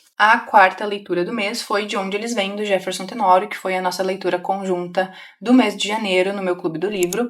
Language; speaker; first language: Portuguese; native; Portuguese